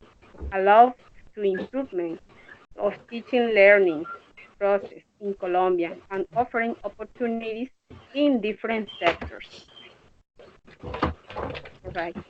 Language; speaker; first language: English; non-native, learner; Spanish